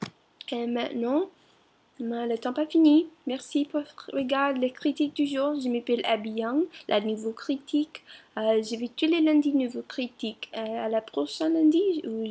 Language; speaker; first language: French; non-native, learner; English